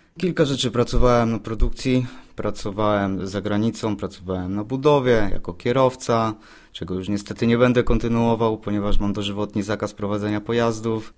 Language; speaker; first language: Polish; native; Polish